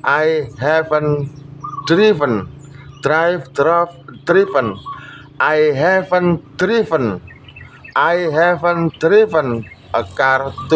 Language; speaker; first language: English; non-native, learner; Indonesian